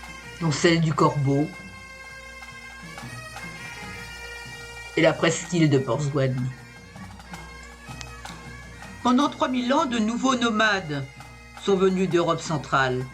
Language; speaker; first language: French; native; French